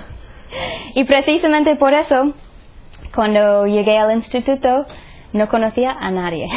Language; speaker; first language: Spanish; non-native, fluent; English